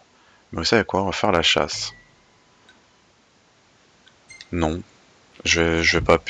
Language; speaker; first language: French; native; French